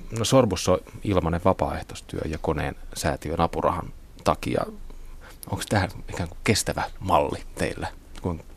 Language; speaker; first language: Finnish; native; Finnish